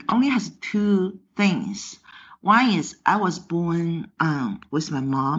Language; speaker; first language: English; non-native, fluent; Chinese